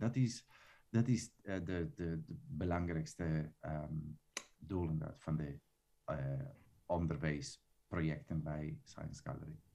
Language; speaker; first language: Dutch; non-native, fluent; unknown